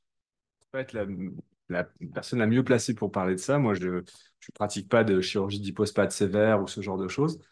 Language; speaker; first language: French; native; French